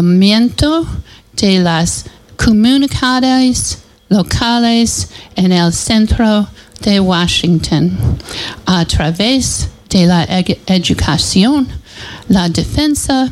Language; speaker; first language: Spanish; non-native, learner; English